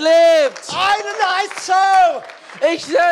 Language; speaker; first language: German; native; German